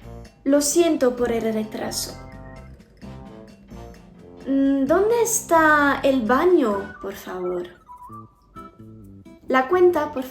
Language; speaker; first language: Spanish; non-native, fluent; French